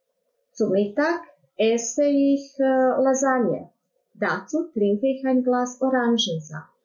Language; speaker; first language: German; non-native, fluent; Croatian